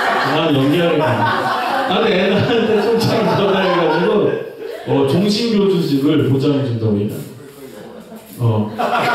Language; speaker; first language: Korean; native; Korean